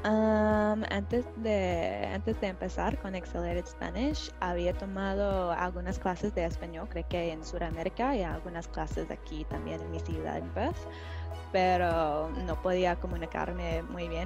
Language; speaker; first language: Spanish; non-native, fluent; English